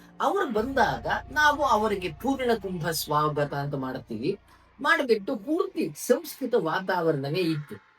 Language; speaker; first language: Kannada; non-native, local second language; Tamil